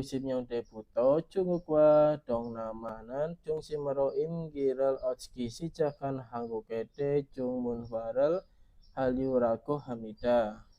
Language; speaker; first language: Korean; non-native, fluent; Indonesian